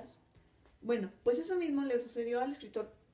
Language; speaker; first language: Spanish; native; Spanish